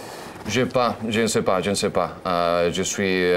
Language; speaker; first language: French; non-native, learner; Spanish